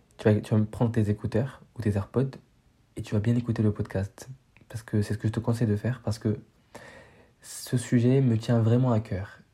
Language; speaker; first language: French; non-native, local second language; Arabic